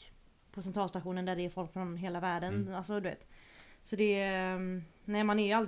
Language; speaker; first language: Swedish; native; Swedish